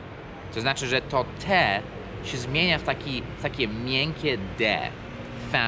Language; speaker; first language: Polish; non-native, fluent; English